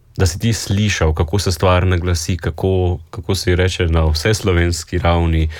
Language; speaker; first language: Slovenian; native; Slovenian